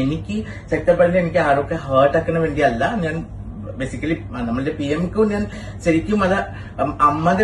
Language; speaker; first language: Malayalam; non-native, fluent; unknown